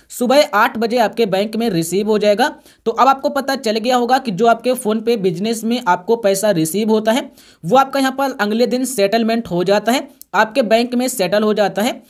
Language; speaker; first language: Hindi; native; Hindi